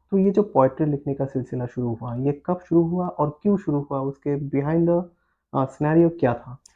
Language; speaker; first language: Hindi; non-native, local second language; Assamese